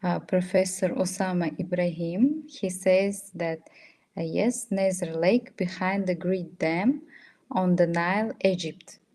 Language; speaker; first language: English; non-native, fluent; Russian